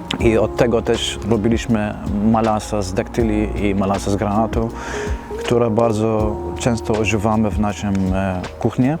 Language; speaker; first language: Polish; non-native, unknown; Arabic